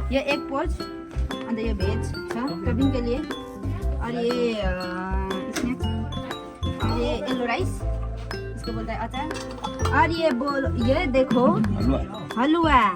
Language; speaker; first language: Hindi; non-native, learner; Nepali